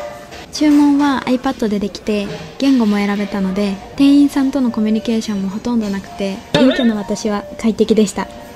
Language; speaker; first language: Japanese; native; Japanese